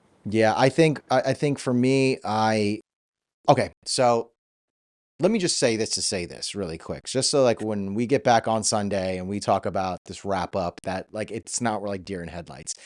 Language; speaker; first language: English; native; English